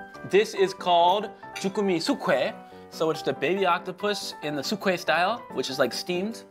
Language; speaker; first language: English; native; English